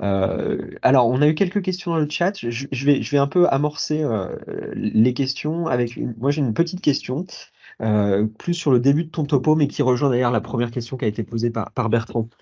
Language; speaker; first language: French; native; French